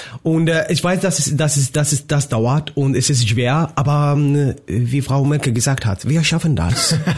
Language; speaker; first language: German; non-native, learner; Arabic